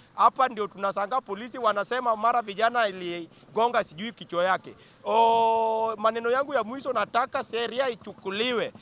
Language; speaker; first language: Swahili; non-native, local second language; Luo (Kenya and Tanzania)